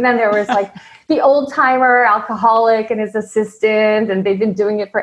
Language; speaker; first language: English; native; English